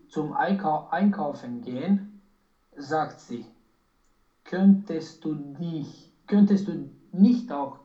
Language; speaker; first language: German; non-native, learner; Romanian